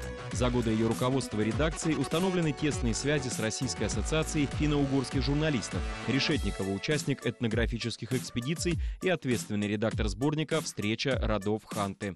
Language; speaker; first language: Russian; native; Russian